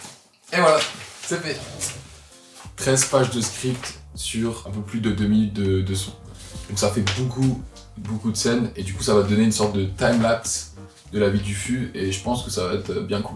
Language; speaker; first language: French; native; French